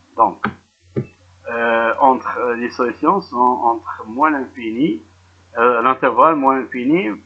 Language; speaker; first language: French; non-native, local second language; Arabic